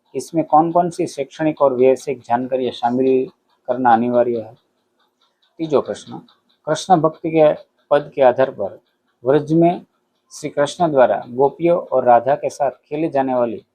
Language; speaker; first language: Hindi; non-native, local second language; Gujarati